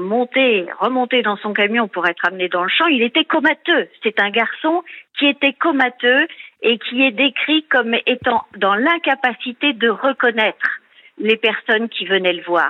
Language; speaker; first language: French; native; French